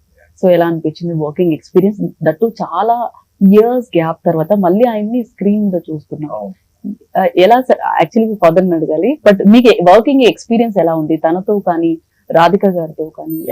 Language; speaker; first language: Telugu; native; Telugu